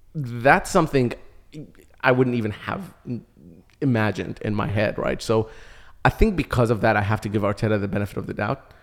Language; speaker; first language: English; early bilingual, other home language; Arabic